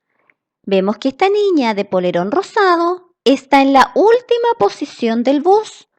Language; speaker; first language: Spanish; native; Spanish